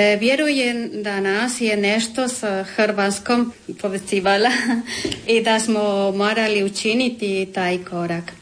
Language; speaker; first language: Croatian; non-native, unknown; Spanish